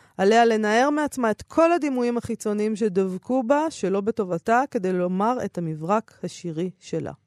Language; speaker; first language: Hebrew; native; Hebrew